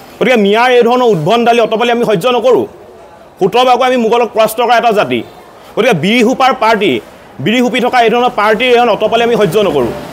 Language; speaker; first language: Assamese; native; Assamese